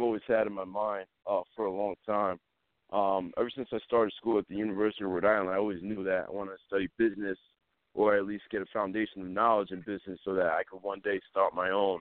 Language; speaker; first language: English; native; English